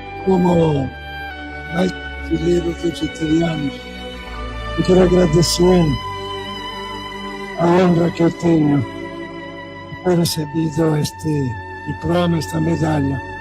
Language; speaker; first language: Portuguese; non-native, fluent; Italian